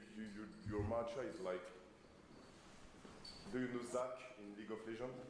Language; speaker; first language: English; non-native, learner; French